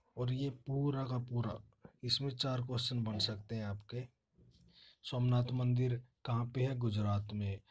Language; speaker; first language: Hindi; native; Hindi